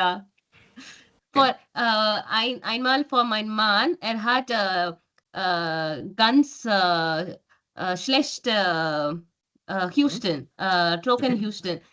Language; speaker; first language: German; non-native, learner; Tamil